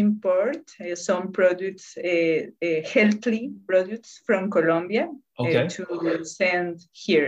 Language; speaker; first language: English; non-native, learner; Spanish